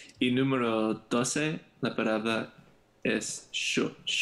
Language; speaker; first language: Spanish; non-native, learner; English